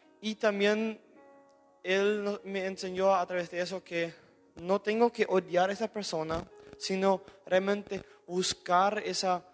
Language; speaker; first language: Spanish; non-native, local second language; German